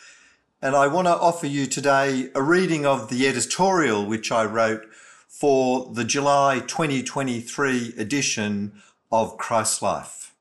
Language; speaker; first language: English; native; English